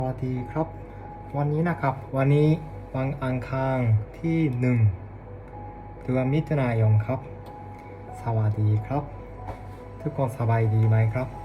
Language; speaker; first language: Thai; non-native, learner; Japanese